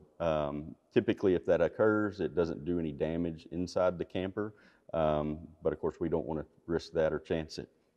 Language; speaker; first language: English; native; English